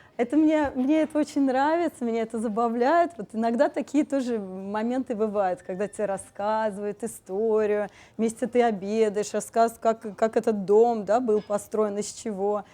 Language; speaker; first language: Russian; native; Russian